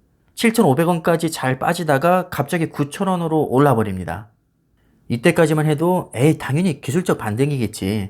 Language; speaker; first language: Korean; native; Korean